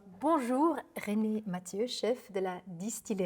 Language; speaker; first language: French; non-native, local second language; Dutch